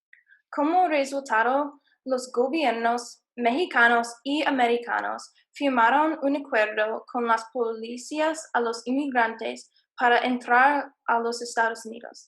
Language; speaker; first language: Spanish; non-native, learner; English